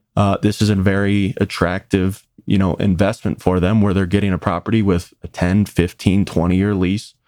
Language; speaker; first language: English; native; English